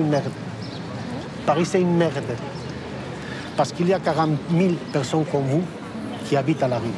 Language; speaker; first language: French; non-native, fluent; Spanish